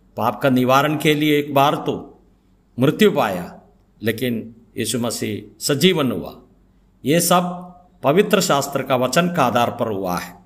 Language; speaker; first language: Hindi; non-native, local second language; Malayalam